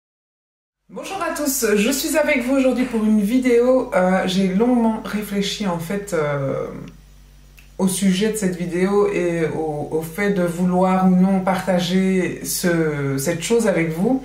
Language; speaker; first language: French; native; French